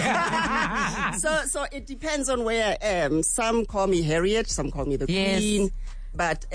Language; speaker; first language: English; non-native, local second language; Tswana